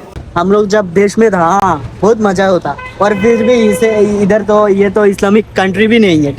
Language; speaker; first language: Hindi; non-native, learner; Bangla